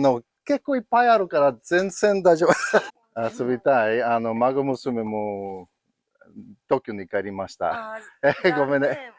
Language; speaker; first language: Japanese; non-native, learner; English